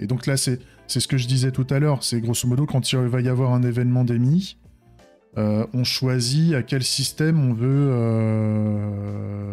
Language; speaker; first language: French; native; French